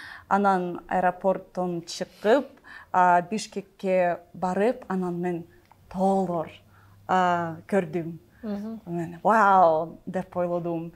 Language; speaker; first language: Kyrgyz; non-native, learner; English